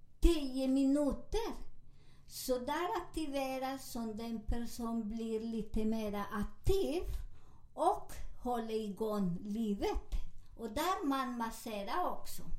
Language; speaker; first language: Swedish; non-native, learner; Spanish